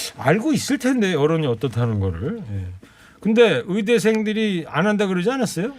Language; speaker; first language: Korean; native; Korean